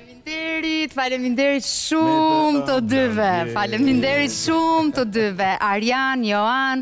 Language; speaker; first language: Albanian; native; Albanian